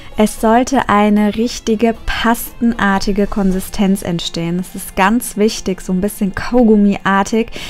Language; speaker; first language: German; early bilingual, other home language; Turkish